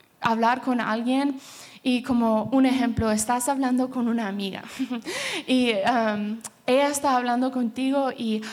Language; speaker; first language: Spanish; early bilingual, heritage; Spanish